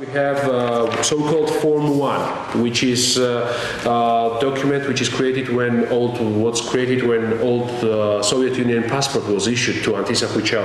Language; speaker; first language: English; non-native, fluent; Georgian